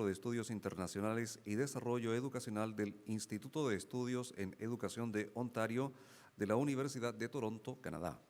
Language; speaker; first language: Spanish; native; Spanish